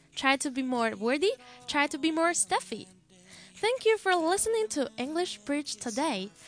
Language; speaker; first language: English; non-native, fluent; Chinese